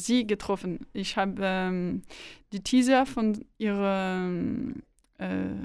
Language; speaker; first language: German; non-native, learner; French